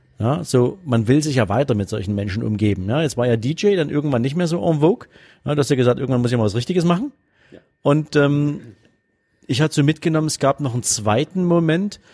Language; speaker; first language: German; native; German